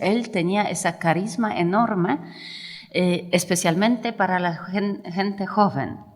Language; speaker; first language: Spanish; non-native, fluent; Polish